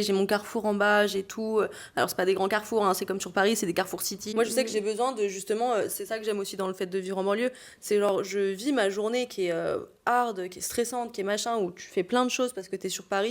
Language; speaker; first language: French; native; French